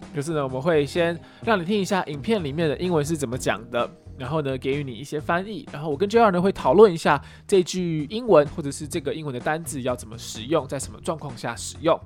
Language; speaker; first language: Chinese; early bilingual, heritage; Chinese